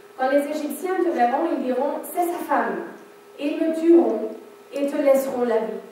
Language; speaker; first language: French; non-native, fluent; German